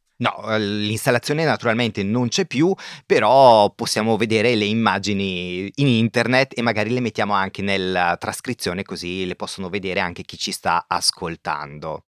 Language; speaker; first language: Italian; native; Italian